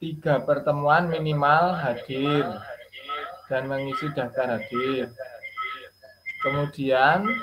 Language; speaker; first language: Indonesian; native; Indonesian